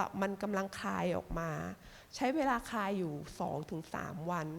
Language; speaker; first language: Thai; native; Thai